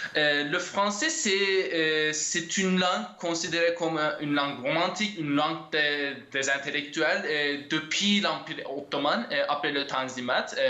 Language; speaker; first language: French; non-native, fluent; Turkish